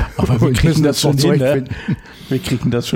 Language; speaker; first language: German; native; German